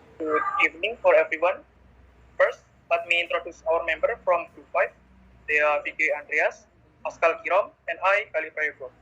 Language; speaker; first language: English; non-native, learner; Indonesian